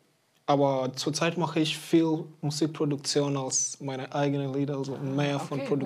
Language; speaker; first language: German; non-native, fluent; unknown